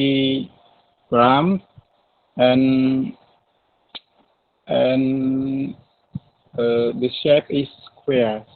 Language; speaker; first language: English; non-native, learner; Khmer